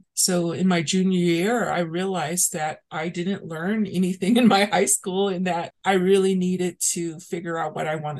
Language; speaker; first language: English; early bilingual, other home language; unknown